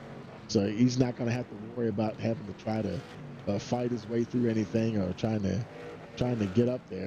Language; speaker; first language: English; native; English